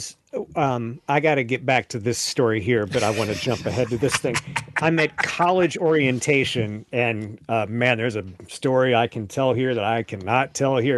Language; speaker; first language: English; native; English